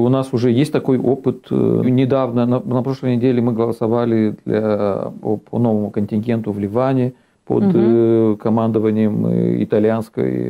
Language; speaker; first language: Russian; non-native, local second language; Romanian